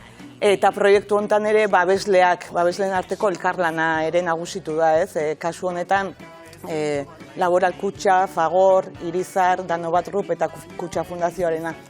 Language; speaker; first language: Basque; native; Basque